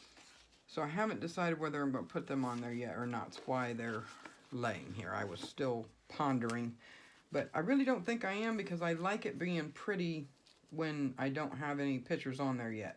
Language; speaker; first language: English; native; English